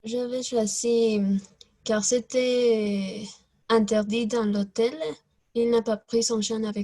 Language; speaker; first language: French; non-native, learner; Spanish